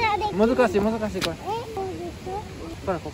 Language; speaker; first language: Japanese; native; Japanese